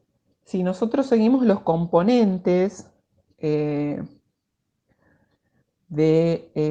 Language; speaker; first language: Spanish; native; Spanish